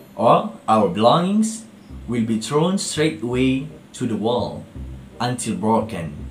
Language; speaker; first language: English; non-native, local second language; Malay